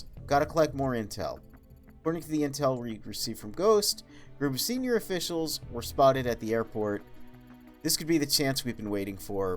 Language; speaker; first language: English; native; English